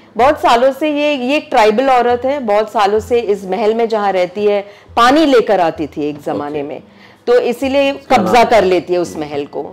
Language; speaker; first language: Hindi; non-native, local second language; Tamil